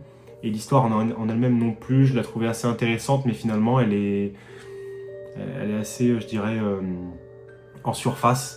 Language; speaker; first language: French; native; French